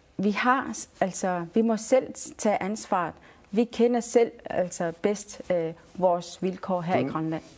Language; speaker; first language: Danish; non-native, local second language; Kalaallisut